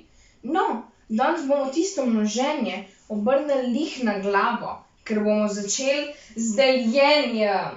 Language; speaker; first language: Slovenian; native; Slovenian